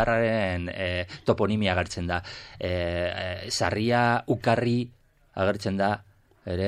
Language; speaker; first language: Basque; non-native, local second language; Spanish